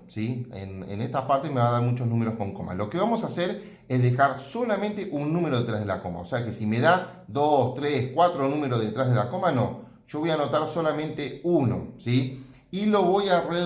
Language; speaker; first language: Spanish; native; Spanish